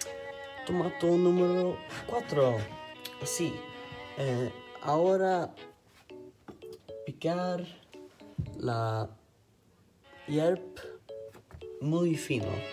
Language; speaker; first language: Spanish; non-native, learner; Swedish